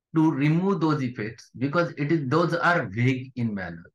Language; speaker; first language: English; non-native, local second language; Marathi